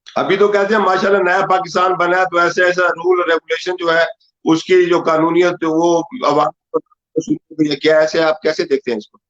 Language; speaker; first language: Urdu; native; Urdu